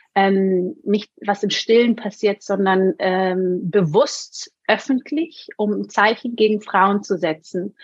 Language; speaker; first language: German; native; German